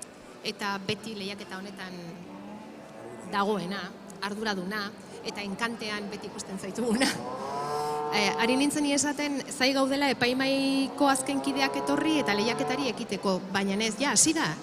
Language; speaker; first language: Basque; native; Basque